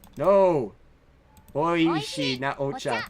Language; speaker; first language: Japanese; non-native, learner; English